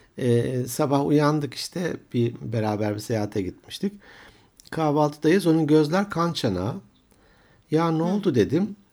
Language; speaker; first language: Turkish; native; Turkish